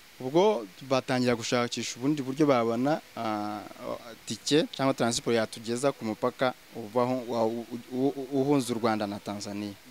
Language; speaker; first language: Kinyarwanda; early bilingual, heritage; Swahili